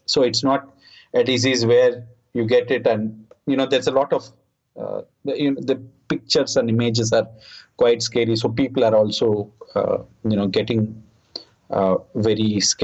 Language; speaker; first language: English; non-native, local second language; Telugu